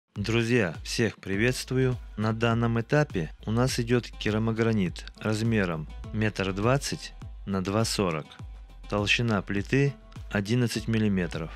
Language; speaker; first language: Russian; native; Russian